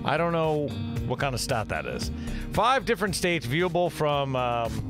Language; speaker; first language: English; native; English